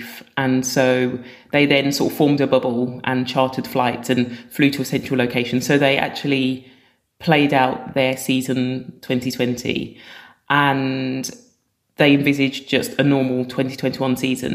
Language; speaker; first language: English; native; English